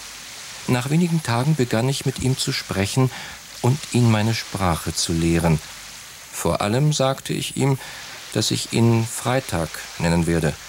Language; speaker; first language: German; native; German